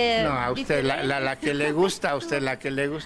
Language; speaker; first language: Spanish; native; Spanish